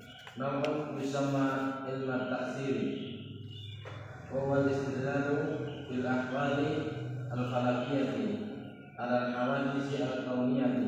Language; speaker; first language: Arabic; non-native, learner; Indonesian